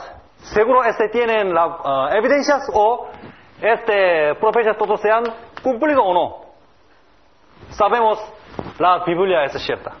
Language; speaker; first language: Spanish; non-native, learner; Korean